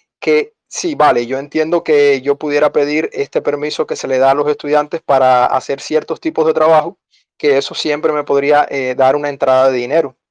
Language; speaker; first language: Spanish; native; Spanish